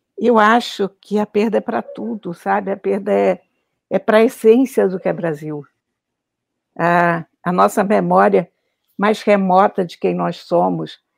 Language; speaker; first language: Portuguese; native; Portuguese